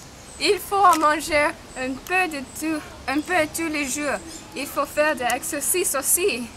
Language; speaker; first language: French; non-native, learner; English